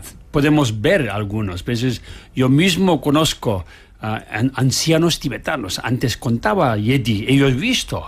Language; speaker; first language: Spanish; non-native, learner; Tibetan